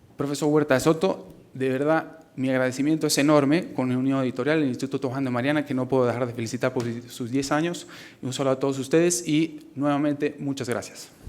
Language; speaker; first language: Spanish; native; Spanish